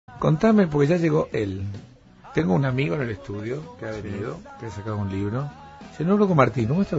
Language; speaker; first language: Spanish; native; Spanish